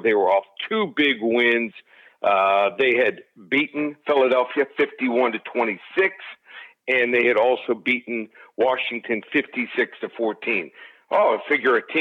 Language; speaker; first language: English; native; English